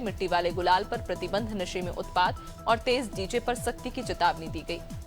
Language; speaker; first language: Hindi; native; Hindi